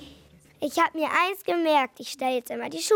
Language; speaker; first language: German; native; German